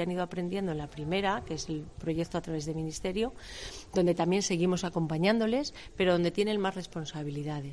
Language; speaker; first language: Spanish; native; Spanish